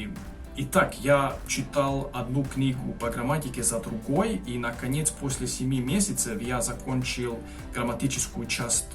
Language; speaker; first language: Russian; non-native, fluent; Hungarian